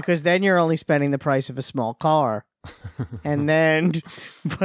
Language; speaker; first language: English; native; English